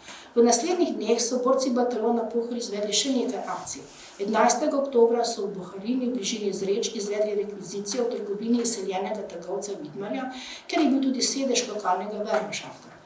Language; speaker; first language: Slovenian; native; Slovenian